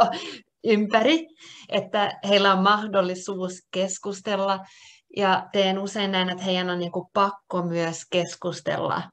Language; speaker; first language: Finnish; non-native, local second language; Swedish